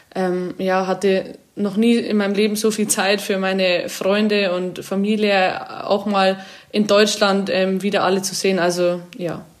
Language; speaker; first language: German; native; German